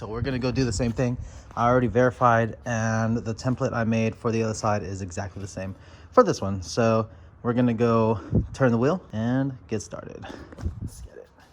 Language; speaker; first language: English; native; English